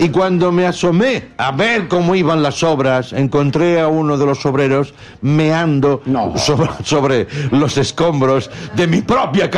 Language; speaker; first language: Spanish; native; Spanish